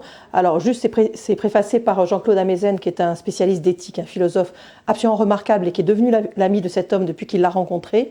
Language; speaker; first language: French; native; French